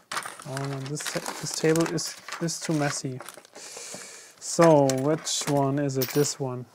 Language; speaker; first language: English; non-native, fluent; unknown